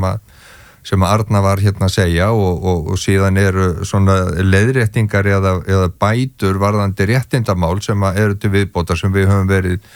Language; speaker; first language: Icelandic; native; Icelandic